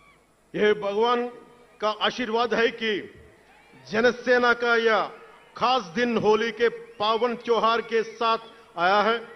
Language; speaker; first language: Hindi; non-native, local second language; Telugu